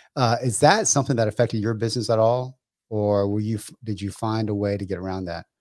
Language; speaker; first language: English; early bilingual, other home language; Vietnamese